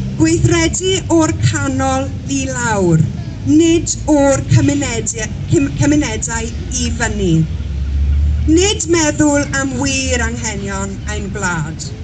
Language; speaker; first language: Welsh; non-native, local second language; English